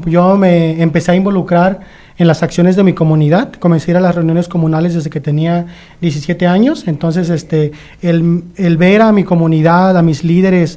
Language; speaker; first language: Spanish; non-native, local second language; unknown